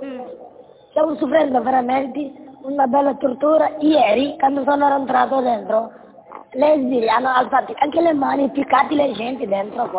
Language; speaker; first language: Italian; non-native, learner; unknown